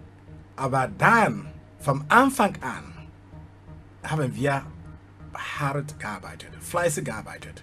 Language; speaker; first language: German; non-native, fluent; Igbo